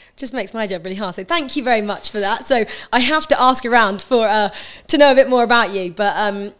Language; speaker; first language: English; native; English